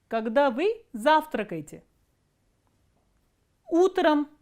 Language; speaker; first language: Russian; non-native, fluent; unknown